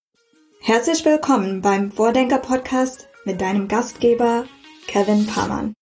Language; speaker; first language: German; native; German